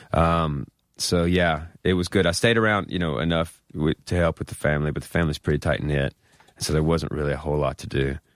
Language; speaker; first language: English; native; English